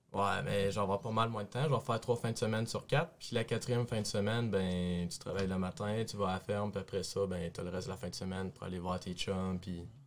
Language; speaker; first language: French; native; French